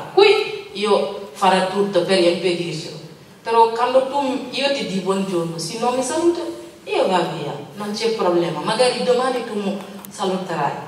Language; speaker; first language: Italian; non-native, learner; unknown